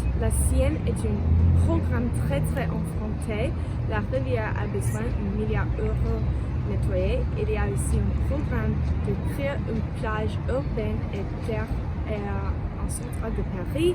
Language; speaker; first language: French; non-native, learner; English